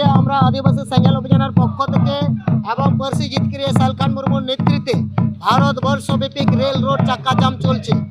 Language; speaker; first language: Bangla; non-native, local second language; Santali